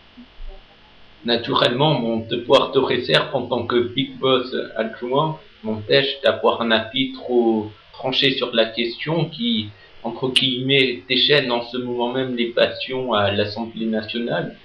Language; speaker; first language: French; native; French